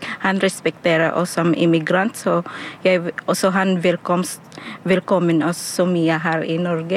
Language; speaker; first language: Norwegian; non-native, fluent; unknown